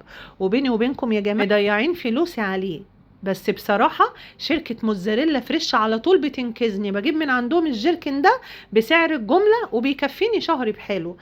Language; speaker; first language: Arabic; native; Arabic